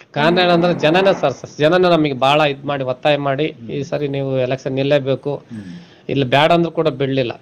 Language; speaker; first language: Kannada; non-native, local second language; Telugu